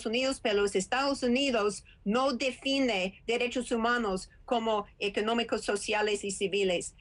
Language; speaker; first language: Spanish; non-native, fluent; English